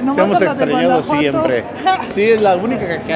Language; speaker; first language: Spanish; native; Spanish